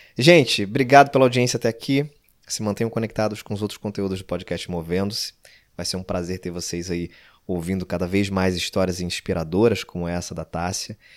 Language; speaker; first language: Portuguese; native; Portuguese